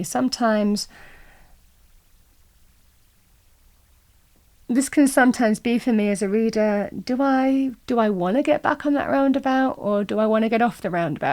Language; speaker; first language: English; native; English